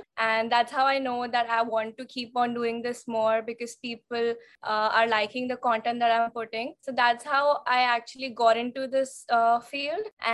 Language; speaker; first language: English; non-native, local second language; Hindi